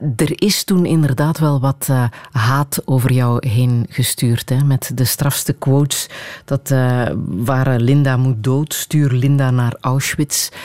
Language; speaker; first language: Dutch; native; Dutch